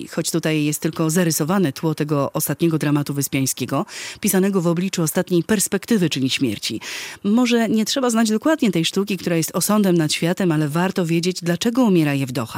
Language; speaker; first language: Polish; native; Polish